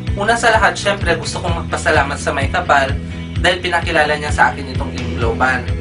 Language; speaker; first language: Filipino; non-native, local second language; Iloko